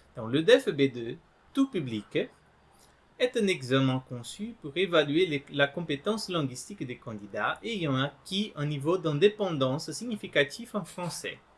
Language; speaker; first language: French; non-native, fluent; Portuguese